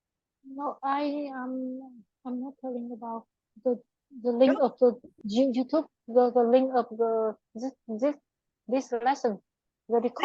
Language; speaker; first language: English; non-native, learner; Vietnamese